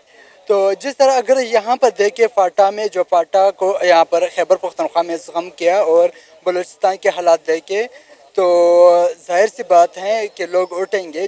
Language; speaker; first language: Hindi; non-native, local second language; Pashto